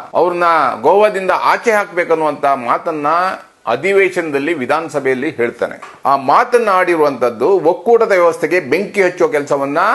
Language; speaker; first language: Kannada; native; Kannada